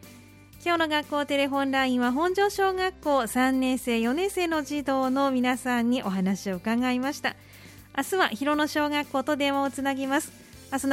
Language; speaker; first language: Japanese; native; Japanese